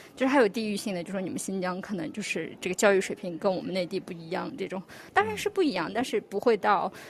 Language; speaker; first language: Chinese; non-native, local second language; Uyghur